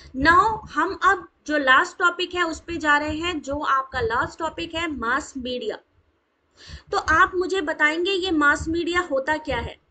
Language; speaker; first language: Hindi; native; Hindi